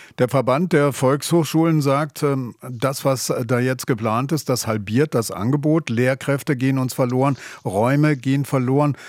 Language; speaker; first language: German; native; German